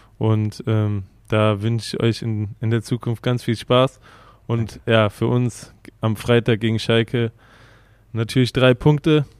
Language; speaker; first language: German; native; German